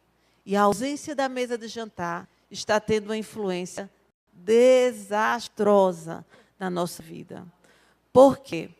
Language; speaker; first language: Portuguese; native; Portuguese